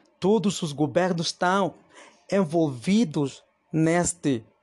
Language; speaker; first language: Portuguese; non-native, fluent; Spanish